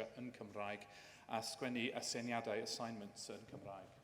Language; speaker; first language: Welsh; non-native, learner; English